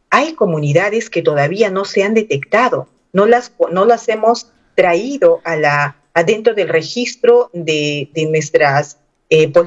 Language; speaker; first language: Spanish; non-native, local second language; Aymara